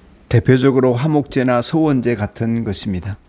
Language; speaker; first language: Korean; native; Korean